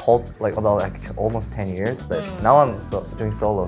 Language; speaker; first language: English; non-native, learner; Korean